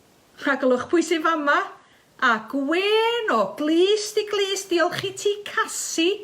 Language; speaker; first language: Welsh; native; Welsh